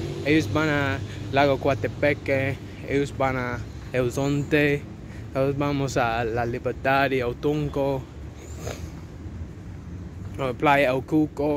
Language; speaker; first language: Spanish; non-native, learner; English